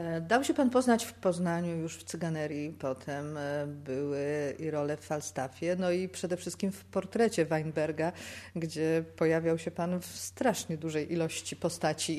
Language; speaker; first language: Polish; native; Polish